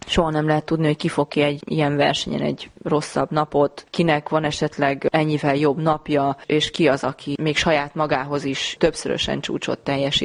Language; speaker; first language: Hungarian; native; Hungarian